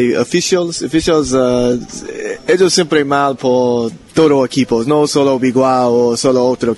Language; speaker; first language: Spanish; non-native, learner; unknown